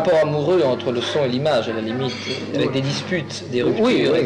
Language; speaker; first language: French; native; French